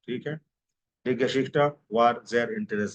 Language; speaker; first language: German; non-native, fluent; Hindi